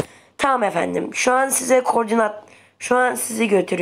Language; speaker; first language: Turkish; native; Turkish